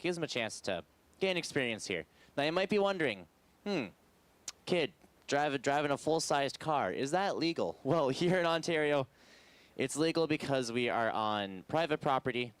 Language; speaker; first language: English; native; English